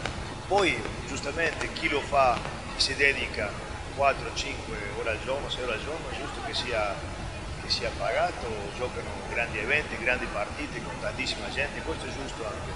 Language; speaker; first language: Italian; non-native, fluent; Spanish